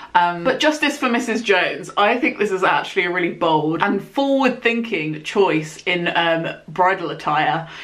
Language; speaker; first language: English; native; English